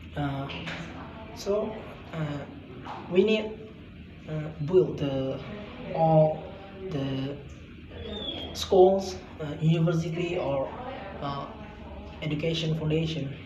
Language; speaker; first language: English; non-native, learner; Indonesian